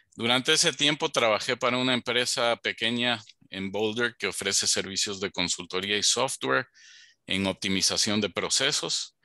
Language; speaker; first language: Spanish; native; Spanish